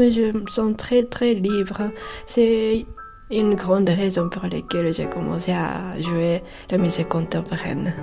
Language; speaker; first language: French; non-native, fluent; Japanese